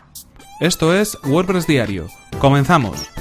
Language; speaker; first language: Spanish; native; Spanish